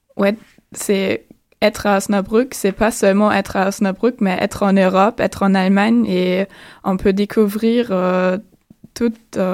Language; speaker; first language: French; non-native, fluent; German